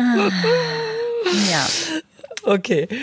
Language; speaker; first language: German; native; German